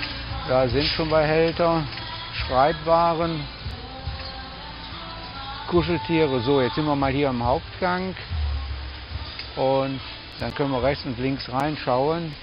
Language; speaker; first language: German; native; German